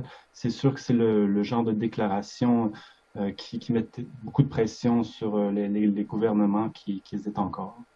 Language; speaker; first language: French; native; French